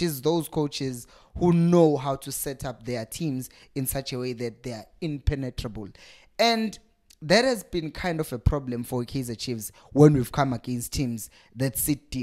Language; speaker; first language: English; non-native, local second language; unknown